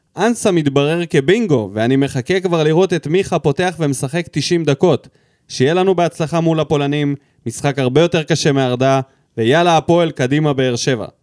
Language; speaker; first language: Hebrew; early bilingual, other home language; Russian